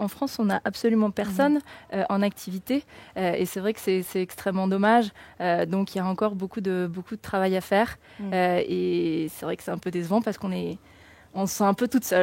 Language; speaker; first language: French; native; French